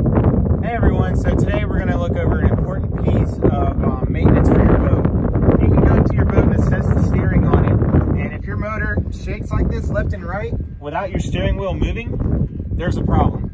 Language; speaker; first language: English; native; English